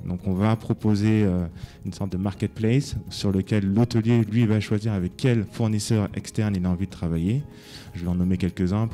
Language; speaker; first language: French; native; French